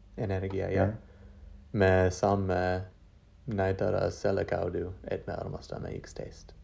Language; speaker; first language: Estonian; non-native, learner; English